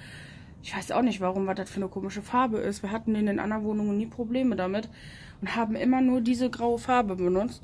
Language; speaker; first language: German; native; German